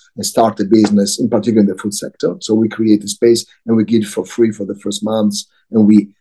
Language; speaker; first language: English; non-native, fluent; Italian